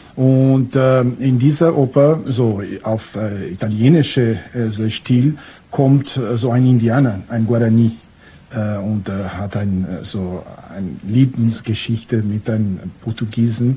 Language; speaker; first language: German; non-native, fluent; Portuguese